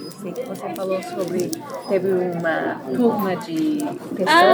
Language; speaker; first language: Portuguese; early bilingual, heritage; Portuguese